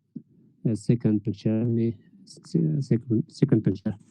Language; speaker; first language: English; non-native, learner; Persian